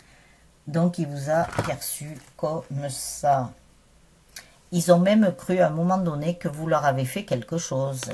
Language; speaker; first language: French; native; French